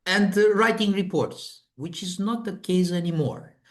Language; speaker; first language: English; non-native, fluent; Romanian